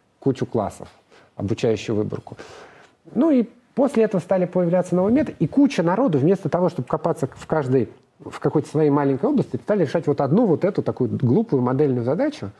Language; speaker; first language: Russian; native; Russian